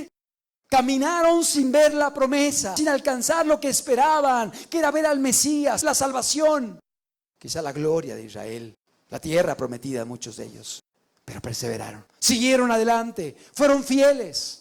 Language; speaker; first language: Spanish; native; Spanish